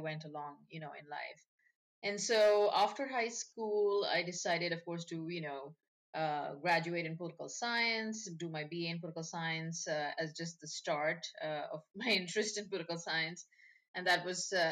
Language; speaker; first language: English; non-native, local second language; Bangla